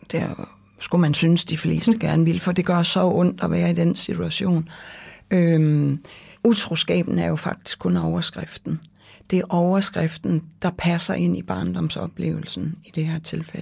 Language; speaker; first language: Danish; native; Danish